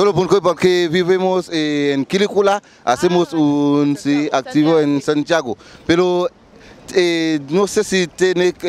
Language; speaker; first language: Spanish; non-native, learner; Haitian Creole